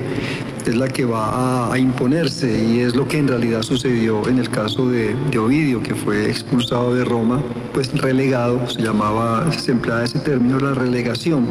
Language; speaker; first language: Spanish; native; Spanish